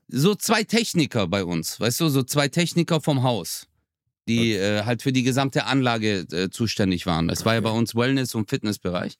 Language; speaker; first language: German; early bilingual, other home language; Turkish